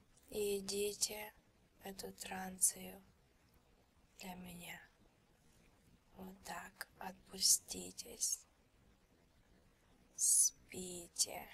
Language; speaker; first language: Russian; early bilingual, heritage; Russian